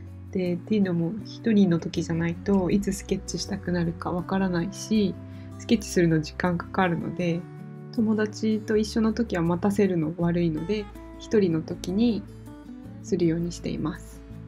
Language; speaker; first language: Japanese; native; Japanese